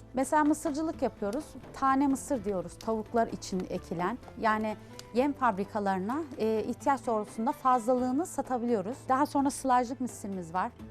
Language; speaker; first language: Turkish; native; Turkish